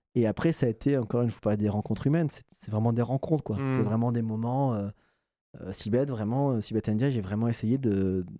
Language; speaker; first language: French; native; French